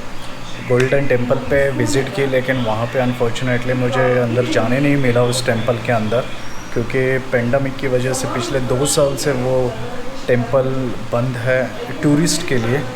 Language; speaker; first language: Hindi; native; Hindi